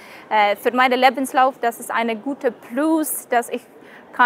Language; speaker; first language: German; non-native, learner; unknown